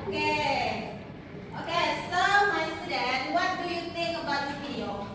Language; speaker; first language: English; non-native, learner; Indonesian